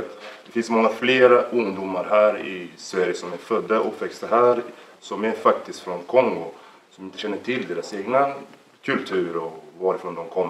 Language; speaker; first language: Swedish; early bilingual, other home language; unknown